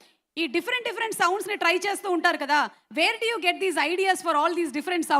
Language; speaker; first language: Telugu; native; Telugu